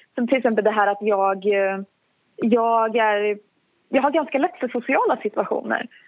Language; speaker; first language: Swedish; native; Swedish